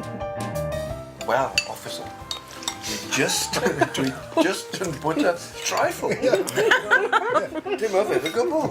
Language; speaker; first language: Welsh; non-native, learner; English